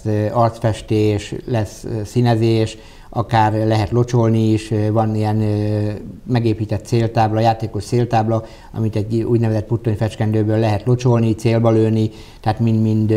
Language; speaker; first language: Hungarian; native; Hungarian